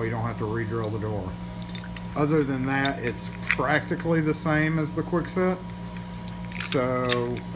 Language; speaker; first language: English; native; English